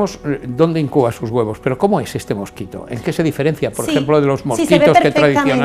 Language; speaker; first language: Spanish; native; Spanish